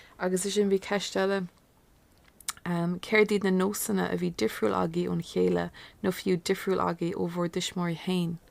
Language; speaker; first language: Irish; non-native, local second language; English